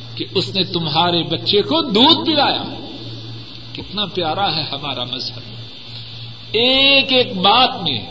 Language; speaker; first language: Urdu; non-native, local second language; Punjabi